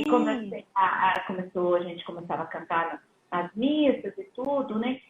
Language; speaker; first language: Portuguese; native; Portuguese